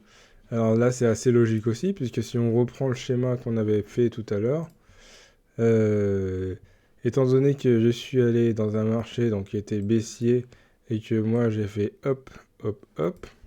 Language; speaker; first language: French; native; French